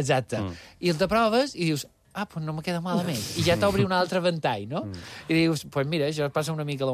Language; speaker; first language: Catalan; native; Catalan